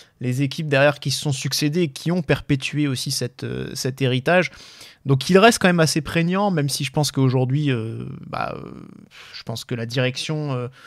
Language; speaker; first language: French; native; French